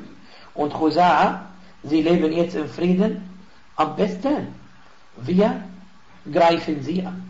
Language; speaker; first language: German; non-native, fluent; Arabic